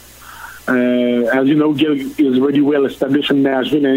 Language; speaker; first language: English; non-native, learner; French